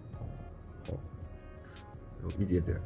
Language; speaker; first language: Chinese; non-native, fluent; Japanese